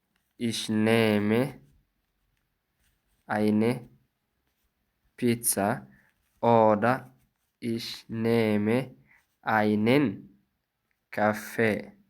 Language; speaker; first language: German; non-native, fluent; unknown